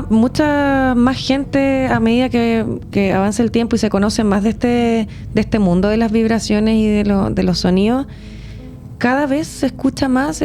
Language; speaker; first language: Spanish; native; Spanish